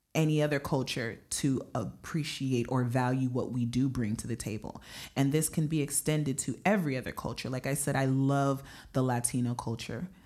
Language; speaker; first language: English; native; English